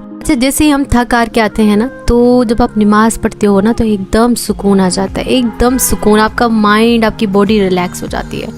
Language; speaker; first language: Urdu; native; Urdu